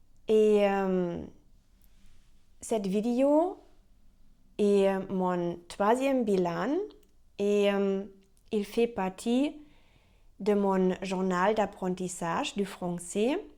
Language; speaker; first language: French; non-native, learner; German